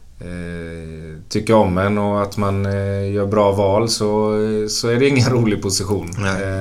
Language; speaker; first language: Swedish; native; Swedish